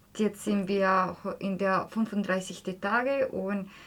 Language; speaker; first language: German; non-native, fluent; Spanish